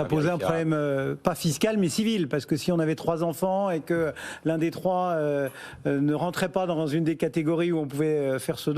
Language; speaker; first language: French; native; French